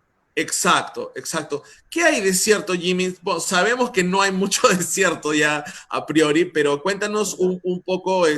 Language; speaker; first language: Spanish; native; Spanish